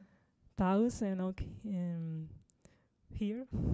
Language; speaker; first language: Dutch; non-native, fluent; Spanish